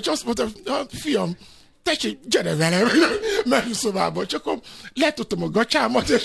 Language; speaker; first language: Hungarian; non-native, fluent; Yoruba